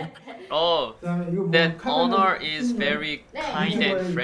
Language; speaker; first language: English; non-native, learner; Korean